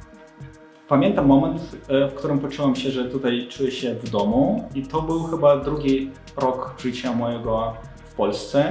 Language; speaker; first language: Polish; non-native, fluent; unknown